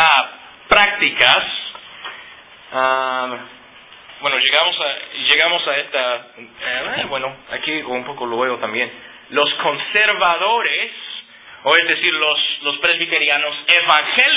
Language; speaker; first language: Spanish; non-native, fluent; English